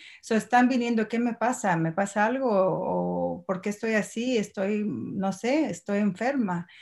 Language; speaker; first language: Spanish; early bilingual, heritage; Spanish